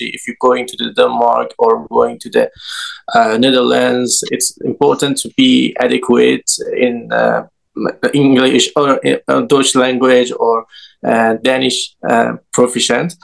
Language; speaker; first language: English; non-native, learner; Persian